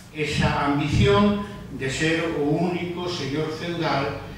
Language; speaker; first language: Spanish; non-native, local second language; Galician